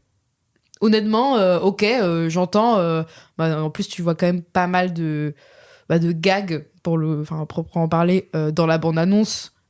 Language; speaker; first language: French; native; French